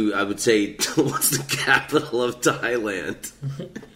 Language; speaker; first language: English; native; English